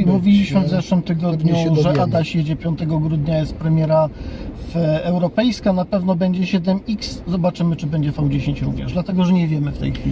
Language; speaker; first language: Polish; native; Polish